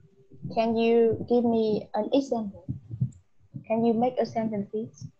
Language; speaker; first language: English; non-native, learner; Vietnamese